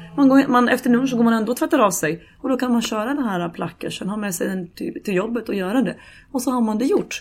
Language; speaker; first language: Swedish; early bilingual, other home language; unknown